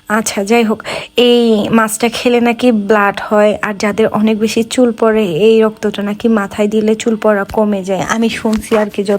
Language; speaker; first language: Bangla; non-native, local second language; Chakma